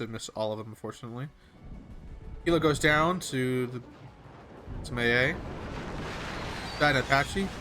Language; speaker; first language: English; native; English